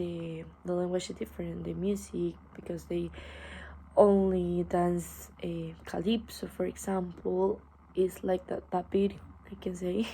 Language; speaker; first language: English; non-native, learner; Spanish